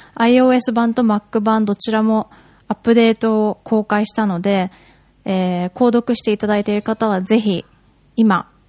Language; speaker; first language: Japanese; native; Japanese